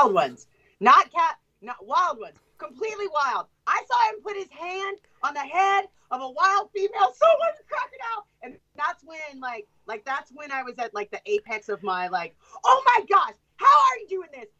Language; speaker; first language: English; native; English